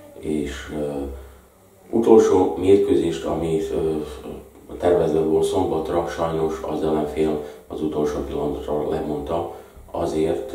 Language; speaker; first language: Hungarian; non-native, fluent; Slovak